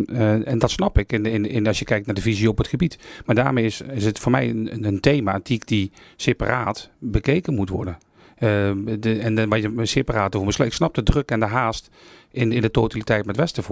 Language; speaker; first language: Dutch; native; Dutch